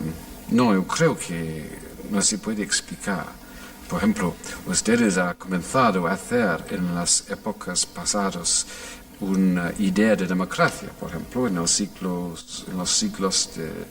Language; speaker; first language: Spanish; non-native, fluent; English